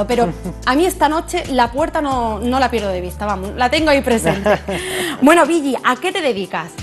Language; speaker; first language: Spanish; native; Spanish